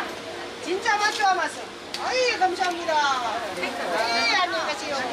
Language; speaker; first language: Korean; early bilingual, heritage; Korean